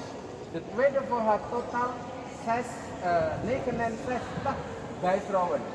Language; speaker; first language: Dutch; non-native, learner; Indonesian